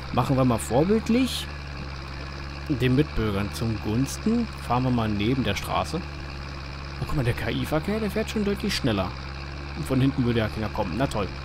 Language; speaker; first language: German; native; German